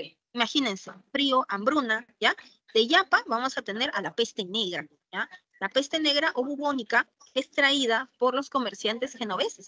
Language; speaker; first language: Spanish; native; Spanish